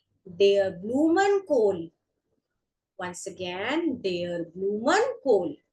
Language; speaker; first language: German; non-native, fluent; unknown